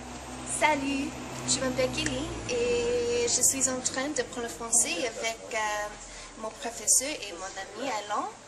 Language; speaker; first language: French; non-native, learner; English